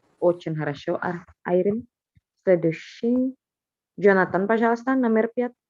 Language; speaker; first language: Russian; non-native, fluent; Indonesian